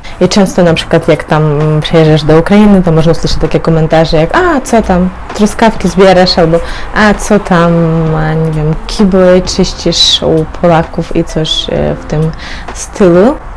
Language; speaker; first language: Polish; non-native, fluent; Ukrainian